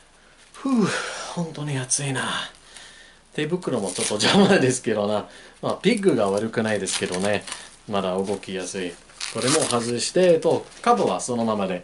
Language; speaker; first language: Japanese; non-native, learner; English